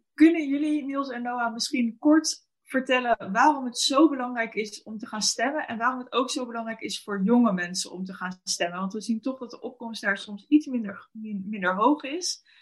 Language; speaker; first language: Dutch; native; Dutch